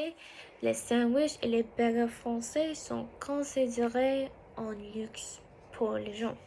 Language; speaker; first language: French; non-native, learner; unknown